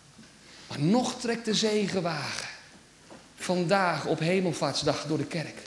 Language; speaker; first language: Dutch; native; Dutch